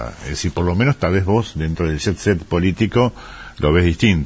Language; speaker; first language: Spanish; native; Spanish